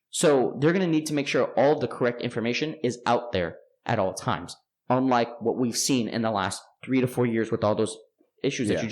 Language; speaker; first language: English; native; English